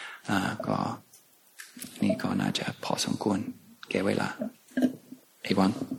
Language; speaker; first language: Thai; non-native, fluent; English